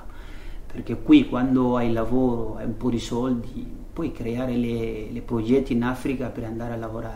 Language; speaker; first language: Italian; non-native, learner; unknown